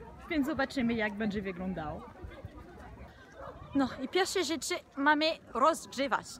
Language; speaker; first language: Polish; non-native, learner; French